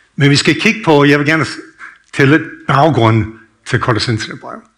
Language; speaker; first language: Danish; non-native, fluent; English